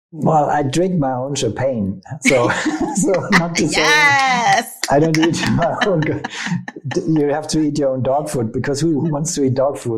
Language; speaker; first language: English; non-native, fluent; German